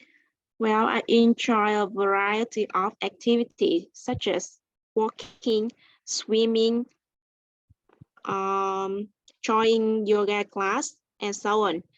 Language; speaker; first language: English; non-native, learner; Vietnamese